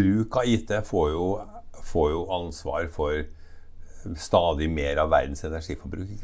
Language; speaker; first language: Norwegian; native; Norwegian